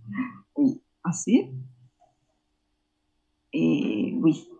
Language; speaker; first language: French; non-native, fluent; Indonesian